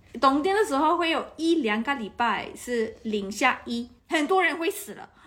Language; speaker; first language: Chinese; non-native, fluent; Spanish